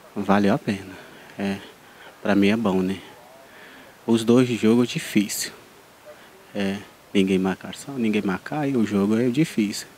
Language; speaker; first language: Portuguese; non-native, local second language; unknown